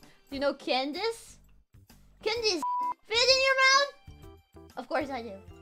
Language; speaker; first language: English; non-native, fluent; Spanish